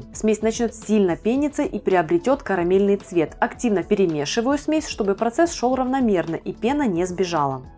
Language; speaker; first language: Russian; native; Russian